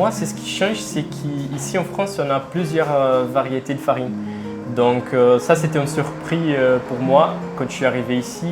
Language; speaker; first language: French; non-native, fluent; Portuguese